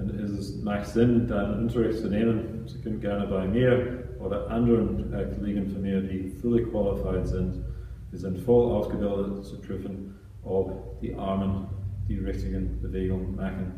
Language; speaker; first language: German; non-native, fluent; English